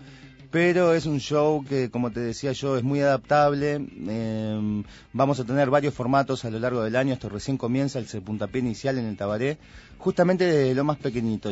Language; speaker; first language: Spanish; native; Spanish